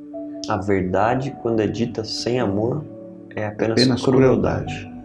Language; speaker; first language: Portuguese; native; Portuguese